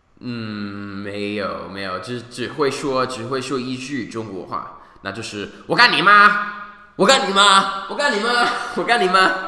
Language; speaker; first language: Chinese; non-native, fluent; English